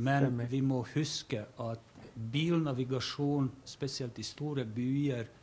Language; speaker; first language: Norwegian; non-native, fluent; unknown